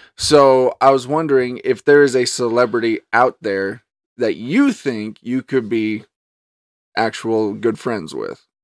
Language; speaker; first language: English; native; English